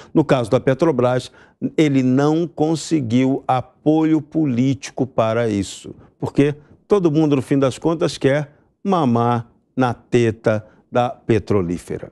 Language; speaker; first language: Portuguese; native; Portuguese